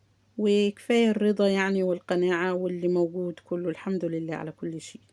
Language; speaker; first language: Arabic; native; Arabic